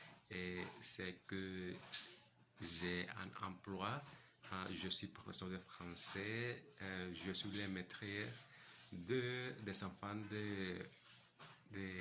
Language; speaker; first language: French; non-native, learner; Spanish